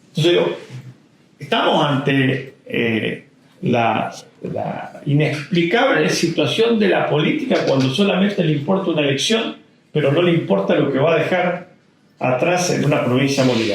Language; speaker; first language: Spanish; native; Spanish